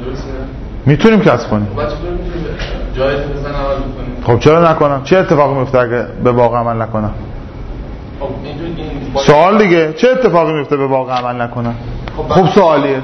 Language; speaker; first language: Persian; native; Persian